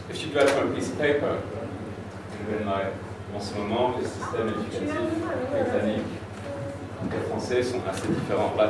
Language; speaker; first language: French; non-native, fluent; English